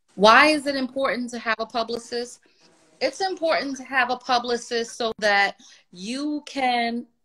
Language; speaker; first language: English; native; English